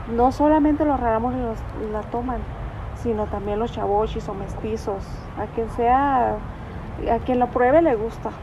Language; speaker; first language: Spanish; native; Spanish